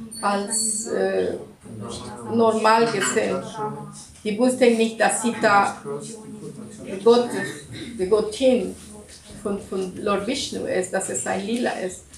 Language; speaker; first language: German; non-native, learner; Russian